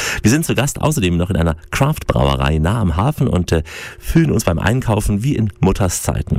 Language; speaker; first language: German; native; German